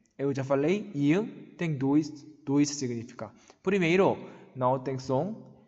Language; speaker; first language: Portuguese; non-native, learner; Korean